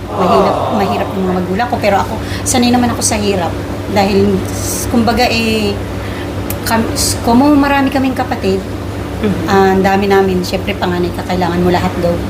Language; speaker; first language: Filipino; native; Filipino